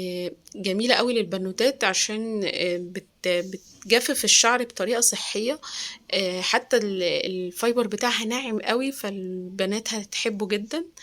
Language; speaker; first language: Arabic; native; Arabic